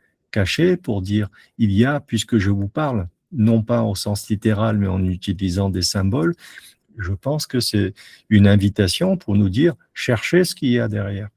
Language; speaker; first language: French; native; French